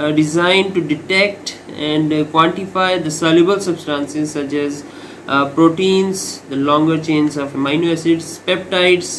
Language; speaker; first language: English; non-native, local second language; Urdu